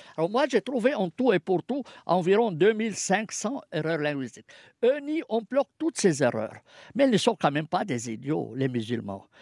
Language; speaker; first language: French; non-native, fluent; Arabic